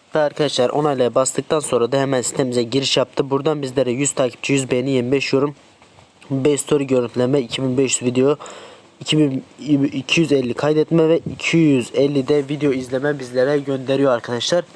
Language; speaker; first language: Turkish; non-native, local second language; Kurdish